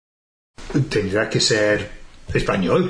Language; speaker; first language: Spanish; non-native, fluent; English